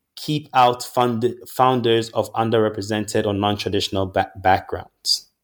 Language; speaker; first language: English; non-native, local second language; Akan